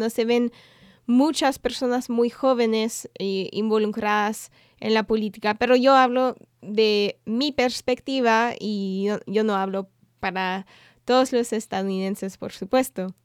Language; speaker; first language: Spanish; non-native, fluent; English